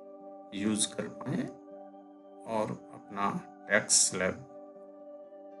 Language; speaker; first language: Hindi; native; Hindi